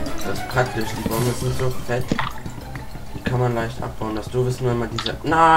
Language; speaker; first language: German; native; German